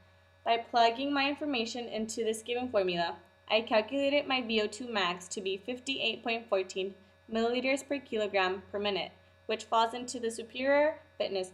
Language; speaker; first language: English; native; English